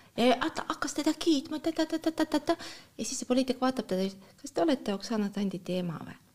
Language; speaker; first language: Estonian; non-native, fluent; Russian